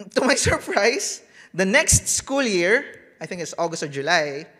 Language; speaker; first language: English; non-native, local second language; Filipino